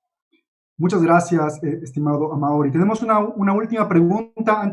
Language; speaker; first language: Spanish; native; Spanish